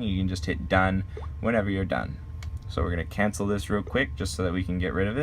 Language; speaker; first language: English; native; English